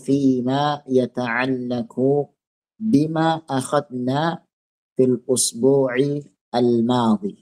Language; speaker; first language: Arabic; non-native, fluent; Indonesian